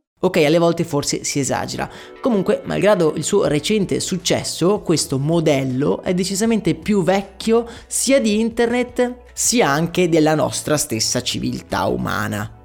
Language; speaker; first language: Italian; native; Italian